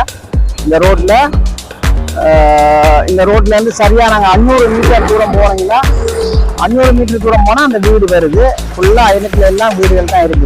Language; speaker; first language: Tamil; native; Tamil